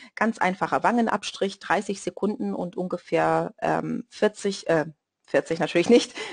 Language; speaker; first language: German; non-native, fluent; Portuguese